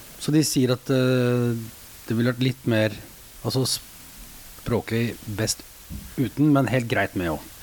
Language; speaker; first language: Norwegian; native; Norwegian